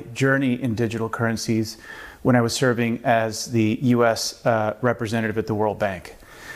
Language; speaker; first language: English; early bilingual, other home language; Spanish